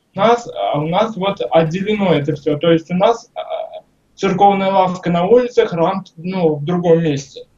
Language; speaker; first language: Russian; native; Russian